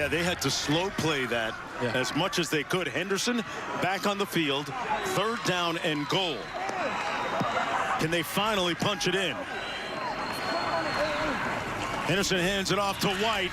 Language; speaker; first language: English; native; English